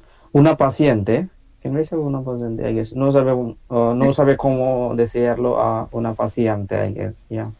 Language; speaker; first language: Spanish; non-native, learner; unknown